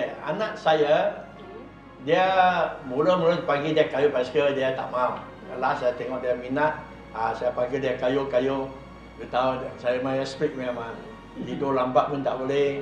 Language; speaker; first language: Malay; non-native, local second language; Chinese